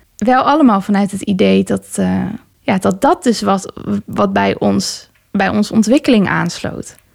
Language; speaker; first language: Dutch; native; Dutch